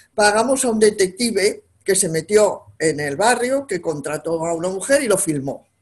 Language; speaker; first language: Spanish; native; Spanish